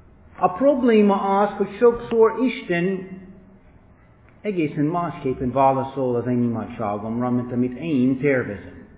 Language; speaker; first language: Hungarian; non-native, fluent; English